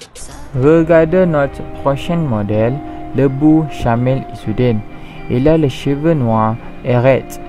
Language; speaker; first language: French; non-native, learner; Malay